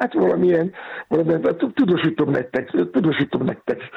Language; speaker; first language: Hungarian; non-native, fluent; Yoruba